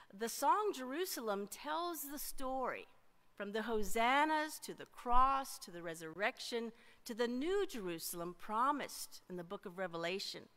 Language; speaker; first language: English; native; English